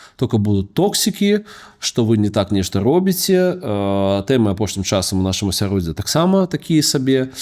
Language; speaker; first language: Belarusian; non-native, local second language; Russian